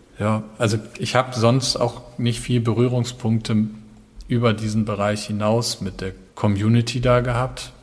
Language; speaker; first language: German; native; German